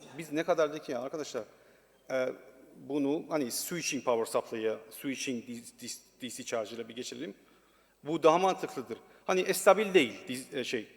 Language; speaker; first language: Turkish; non-native, learner; Persian